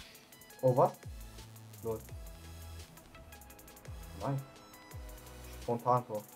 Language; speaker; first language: German; native; German